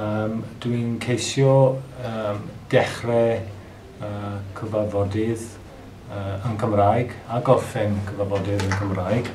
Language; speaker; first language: Welsh; non-native, learner; English